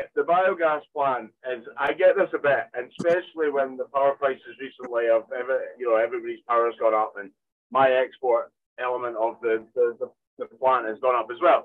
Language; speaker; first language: English; native; English